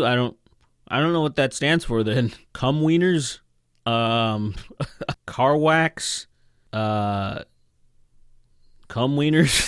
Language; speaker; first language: English; native; English